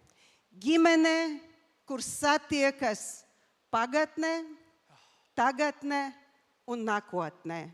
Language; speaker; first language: Latvian; non-native, local second language; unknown